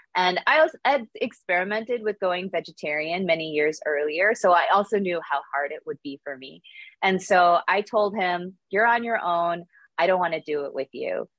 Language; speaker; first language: English; early bilingual, other home language; Korean